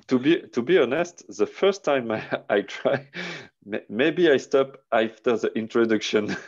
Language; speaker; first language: English; non-native, learner; French